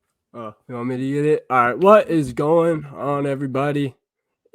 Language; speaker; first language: English; native; English